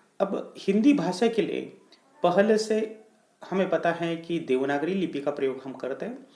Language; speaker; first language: Hindi; non-native, local second language; Marathi